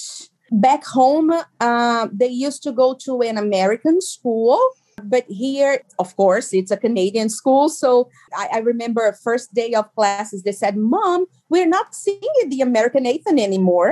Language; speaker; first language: English; non-native, fluent; Portuguese